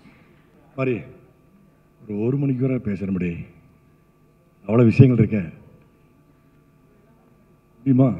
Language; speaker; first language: Tamil; native; Tamil